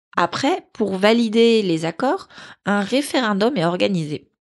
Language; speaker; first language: French; native; French